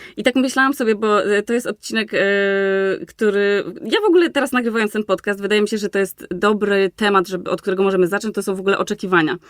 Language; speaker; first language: Polish; native; Polish